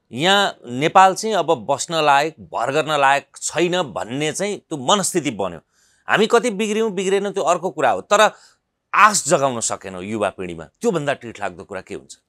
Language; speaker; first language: Nepali; native; Nepali